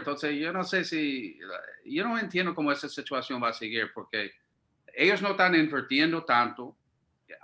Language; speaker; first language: Spanish; non-native, fluent; English